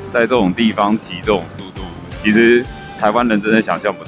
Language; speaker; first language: Chinese; native; Chinese